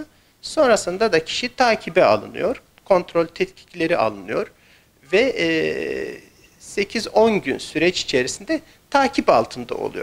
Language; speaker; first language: Turkish; native; Turkish